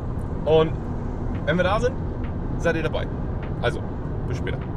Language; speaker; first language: German; native; German